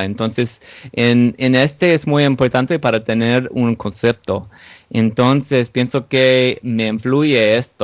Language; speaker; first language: Spanish; non-native, learner; English